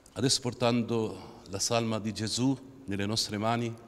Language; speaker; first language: Italian; non-native, fluent; Arabic